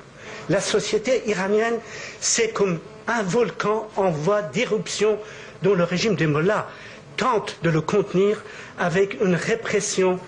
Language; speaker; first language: French; native; French